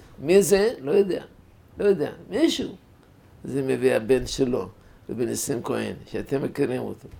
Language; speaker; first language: Hebrew; non-native, fluent; Arabic